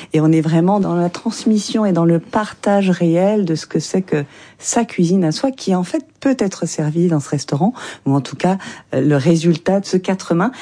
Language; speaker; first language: French; native; French